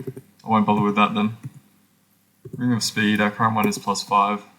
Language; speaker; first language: English; native; English